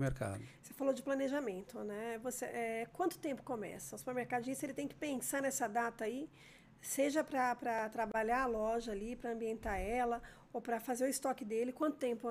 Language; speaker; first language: Portuguese; native; Portuguese